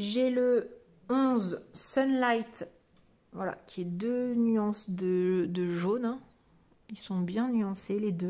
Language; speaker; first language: French; native; French